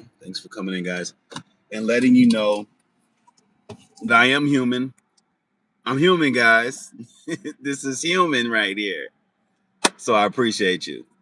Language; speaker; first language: English; native; English